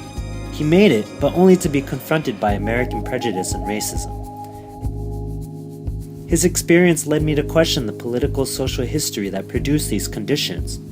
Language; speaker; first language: English; early bilingual, other home language; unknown